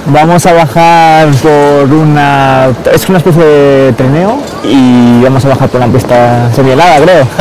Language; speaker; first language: Spanish; native; Spanish